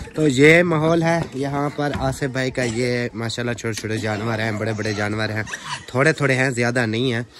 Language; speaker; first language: Urdu; non-native, local second language; Saraiki